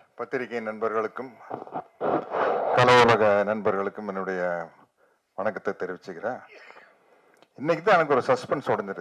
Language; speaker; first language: Tamil; native; Tamil